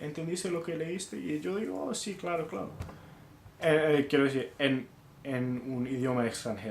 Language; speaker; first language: Spanish; non-native, fluent; English